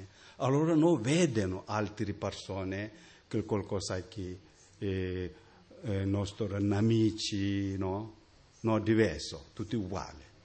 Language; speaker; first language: Italian; non-native, learner; Tibetan